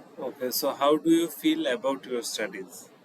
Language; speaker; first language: English; non-native, fluent; Bangla